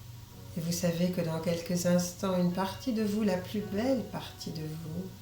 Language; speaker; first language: French; native; French